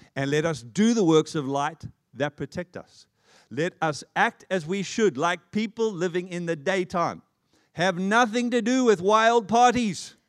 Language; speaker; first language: English; native; English